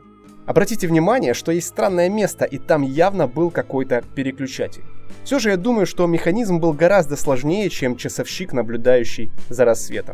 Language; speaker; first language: Russian; native; Russian